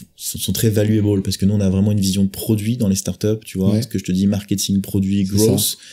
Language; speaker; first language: French; native; French